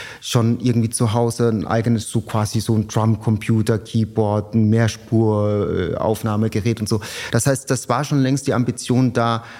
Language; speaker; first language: German; native; German